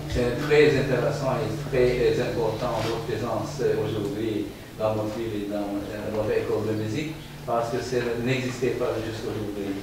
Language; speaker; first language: French; non-native, learner; Hungarian